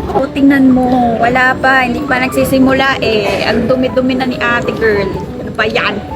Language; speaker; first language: Filipino; native; Filipino